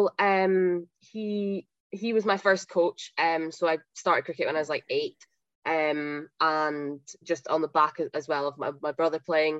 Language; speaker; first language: English; native; English